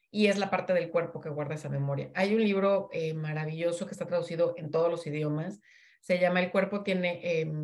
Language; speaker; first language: Spanish; native; Spanish